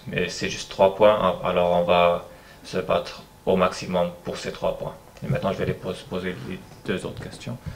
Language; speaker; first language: French; non-native, fluent; English